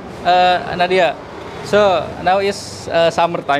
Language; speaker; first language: English; non-native, learner; Indonesian